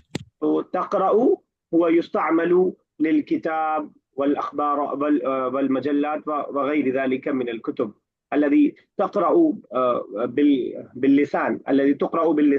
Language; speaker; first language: Arabic; non-native, learner; Urdu